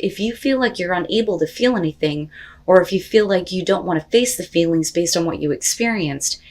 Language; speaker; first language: English; native; English